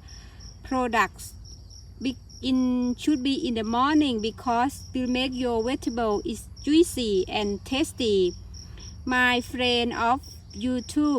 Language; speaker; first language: English; non-native, learner; Thai